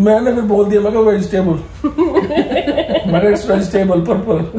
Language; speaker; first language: Hindi; non-native, local second language; Punjabi